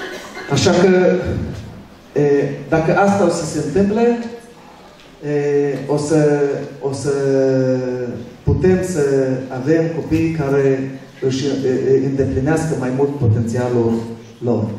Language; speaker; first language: Romanian; early bilingual, other home language; Hebrew